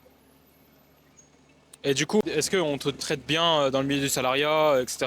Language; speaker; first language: French; native; French